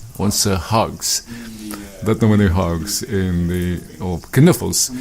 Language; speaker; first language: Dutch; non-native, fluent; Filipino